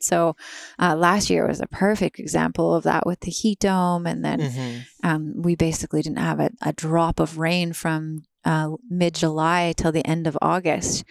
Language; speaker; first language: English; native; English